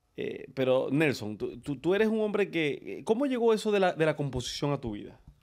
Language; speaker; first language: Spanish; native; Spanish